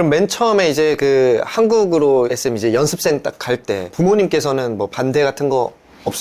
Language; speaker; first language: Korean; native; Korean